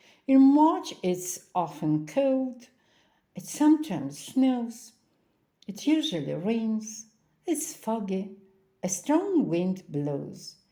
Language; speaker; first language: English; non-native, fluent; Ukrainian